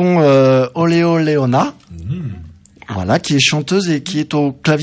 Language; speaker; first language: French; native; French